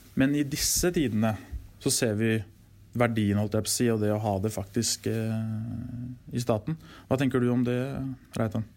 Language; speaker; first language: Norwegian; native; Norwegian